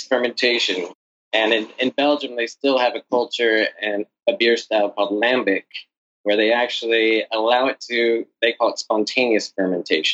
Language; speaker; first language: English; native; English